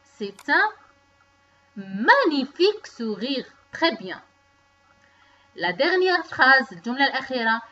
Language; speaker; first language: French; non-native, local second language; Arabic